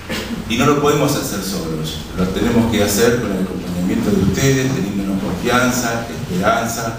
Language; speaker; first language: Spanish; native; Spanish